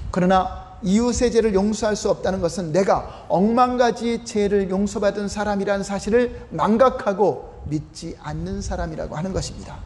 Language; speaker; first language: Korean; native; Korean